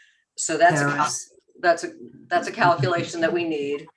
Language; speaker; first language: English; native; English